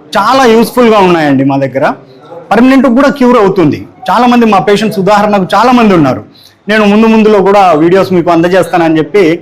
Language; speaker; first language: Telugu; native; Telugu